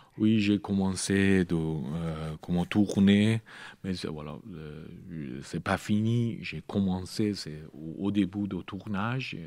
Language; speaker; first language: French; non-native, learner; Persian